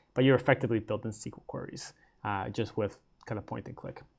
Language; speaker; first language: English; native; English